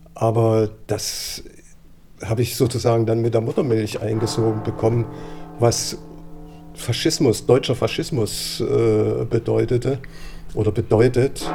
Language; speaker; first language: German; native; German